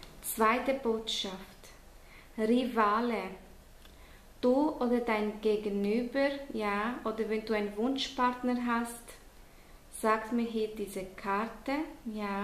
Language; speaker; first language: German; non-native, fluent; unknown